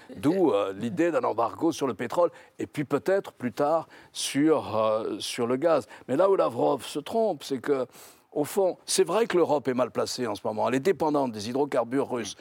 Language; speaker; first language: French; native; French